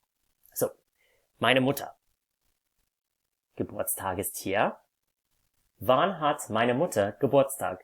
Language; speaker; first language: German; non-native, fluent; English